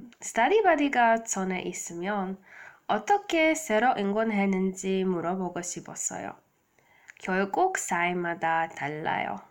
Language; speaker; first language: Korean; non-native, learner; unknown